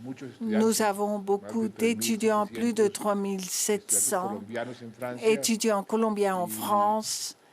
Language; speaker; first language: French; non-native, fluent; Spanish